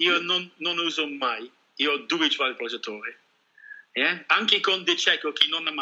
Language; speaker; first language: Italian; non-native, learner; Dutch